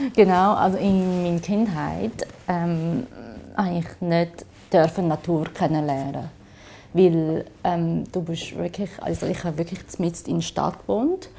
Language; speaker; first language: German; non-native, fluent; Chinese